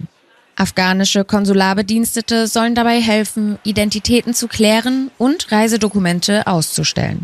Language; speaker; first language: German; native; German